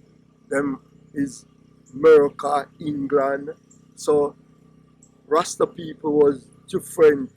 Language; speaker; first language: English; native; English